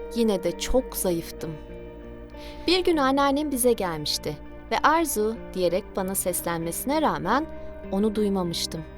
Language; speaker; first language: Turkish; native; Turkish